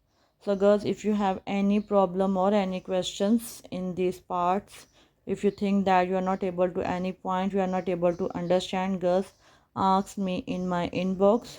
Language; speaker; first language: English; non-native, local second language; Urdu